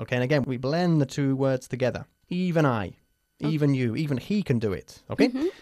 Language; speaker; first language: English; native; English